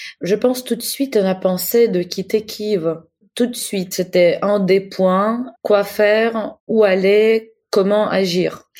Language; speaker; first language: French; non-native, fluent; Ukrainian